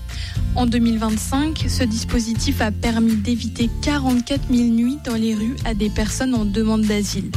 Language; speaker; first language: French; native; French